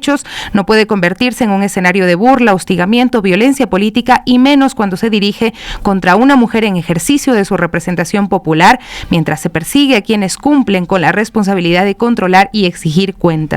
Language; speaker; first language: Spanish; native; Spanish